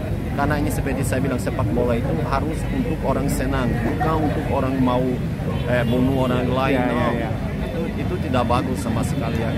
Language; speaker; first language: Indonesian; non-native, fluent; Portuguese